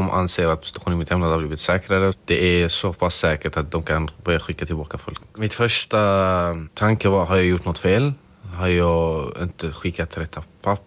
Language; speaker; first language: Swedish; non-native, fluent; Arabic